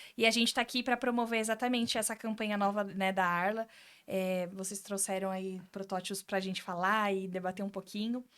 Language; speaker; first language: Portuguese; native; Portuguese